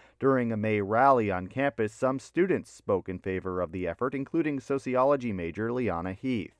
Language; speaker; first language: English; native; English